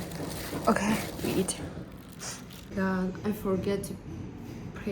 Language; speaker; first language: English; non-native, learner; Burmese